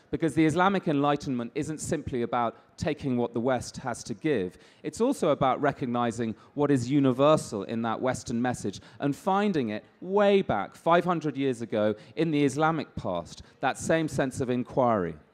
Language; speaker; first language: English; native; English